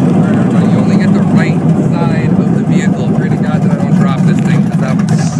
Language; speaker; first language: English; native; English